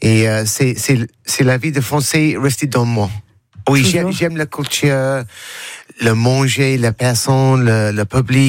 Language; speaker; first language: French; non-native, learner; English